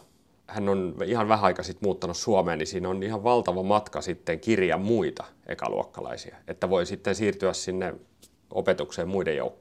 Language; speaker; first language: Finnish; native; Finnish